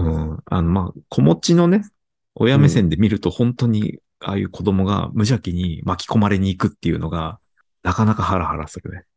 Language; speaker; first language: Japanese; native; Japanese